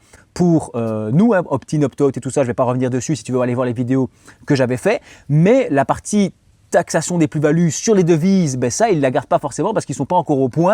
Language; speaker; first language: French; native; French